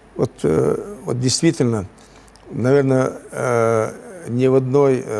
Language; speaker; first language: Russian; non-native, local second language; Chechen